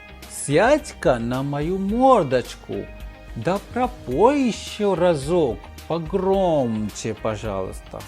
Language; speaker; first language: Russian; non-native, fluent; Hindi